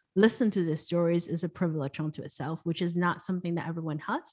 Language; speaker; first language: English; non-native, local second language; Cantonese